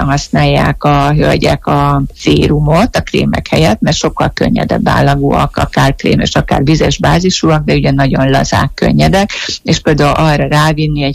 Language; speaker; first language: Hungarian; native; Hungarian